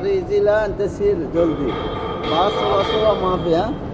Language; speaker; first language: Arabic; non-native, learner; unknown